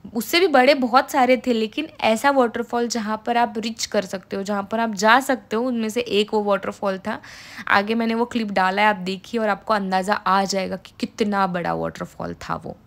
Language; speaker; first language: Hindi; non-native, local second language; Marathi